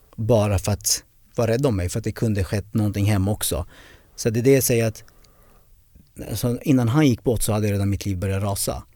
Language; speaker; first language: Swedish; early bilingual, other home language; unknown